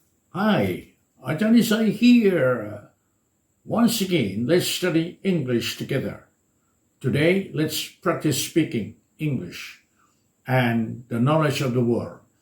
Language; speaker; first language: English; non-native, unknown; Thai